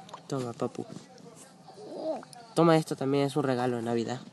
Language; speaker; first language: Spanish; native; Spanish